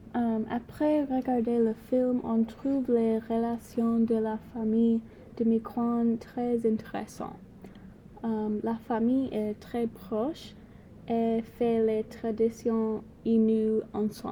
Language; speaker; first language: French; non-native, learner; English